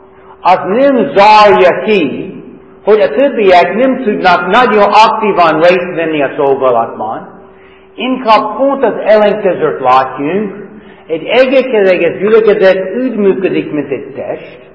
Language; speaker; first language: Hungarian; non-native, fluent; English